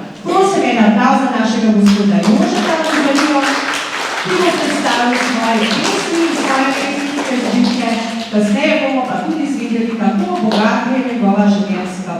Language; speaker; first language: Slovenian; native; Slovenian